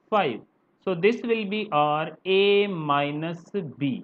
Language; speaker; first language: English; non-native, local second language; Punjabi